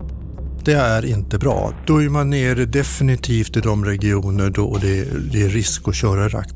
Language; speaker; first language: Swedish; native; Swedish